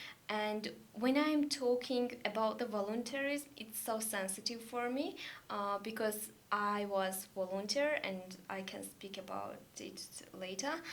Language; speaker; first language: English; non-native, learner; Georgian